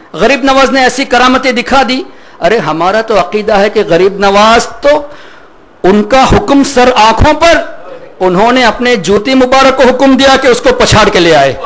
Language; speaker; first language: Urdu; non-native, fluent; Memoni